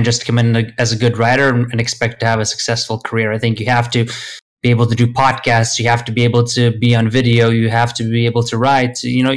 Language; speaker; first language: English; non-native, fluent; Swedish